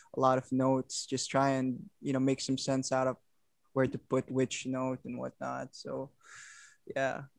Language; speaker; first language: English; non-native, local second language; Filipino